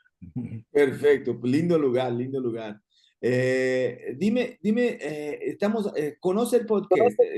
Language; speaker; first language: Spanish; non-native, fluent; Portuguese